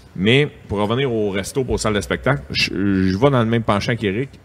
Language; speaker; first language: French; native; French